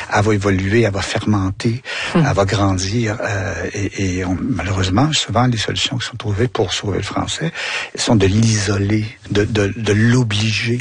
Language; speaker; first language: French; native; French